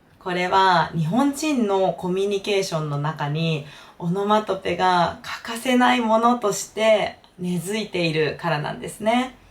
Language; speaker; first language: Japanese; native; Japanese